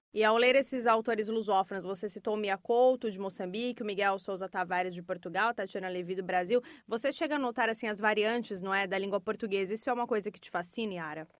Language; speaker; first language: Portuguese; native; Portuguese